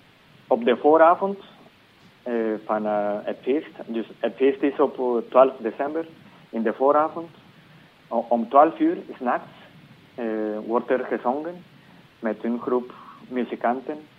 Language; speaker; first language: Dutch; non-native, fluent; Spanish